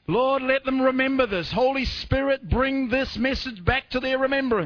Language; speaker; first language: English; native; English